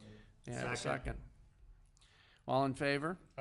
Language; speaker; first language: English; native; English